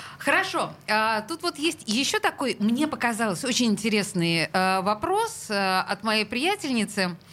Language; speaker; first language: Russian; native; Russian